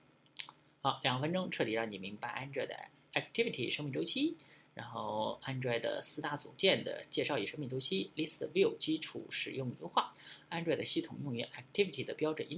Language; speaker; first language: Chinese; native; Chinese